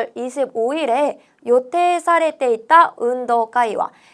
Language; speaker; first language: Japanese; non-native, fluent; Korean